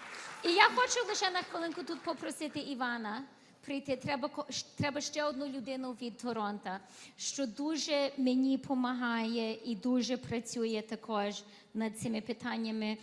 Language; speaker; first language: Ukrainian; early bilingual, heritage; Ukrainian